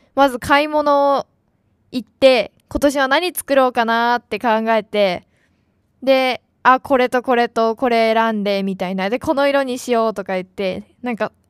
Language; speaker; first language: Japanese; native; Japanese